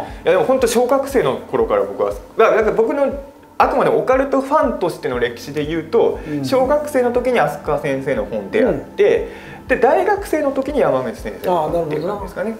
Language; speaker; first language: Japanese; native; Japanese